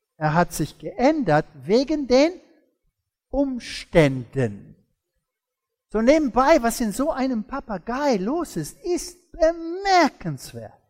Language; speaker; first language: German; early bilingual, heritage; German